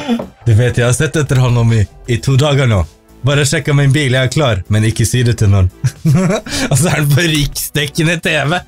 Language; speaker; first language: Norwegian; native; Norwegian